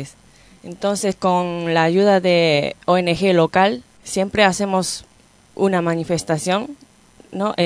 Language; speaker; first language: Spanish; non-native, fluent; Japanese